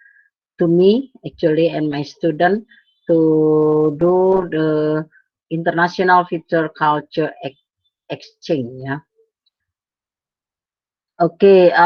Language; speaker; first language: English; non-native, fluent; Indonesian